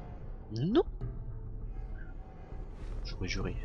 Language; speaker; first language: French; native; French